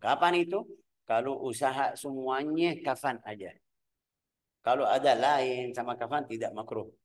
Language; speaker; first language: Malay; non-native, fluent; Arabic